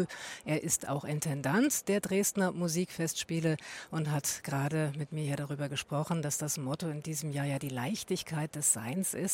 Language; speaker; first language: German; native; German